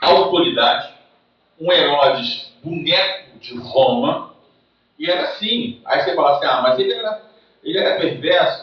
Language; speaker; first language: Portuguese; native; Portuguese